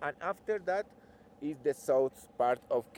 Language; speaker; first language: English; non-native, learner; Spanish